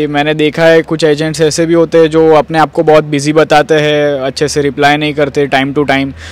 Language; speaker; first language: Hindi; non-native, local second language; Gujarati